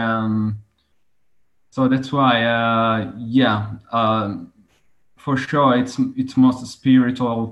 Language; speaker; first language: English; non-native, fluent; Italian